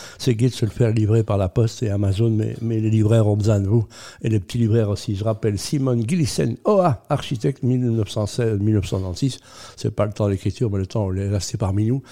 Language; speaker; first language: French; native; French